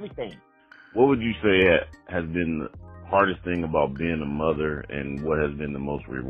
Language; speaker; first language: English; native; English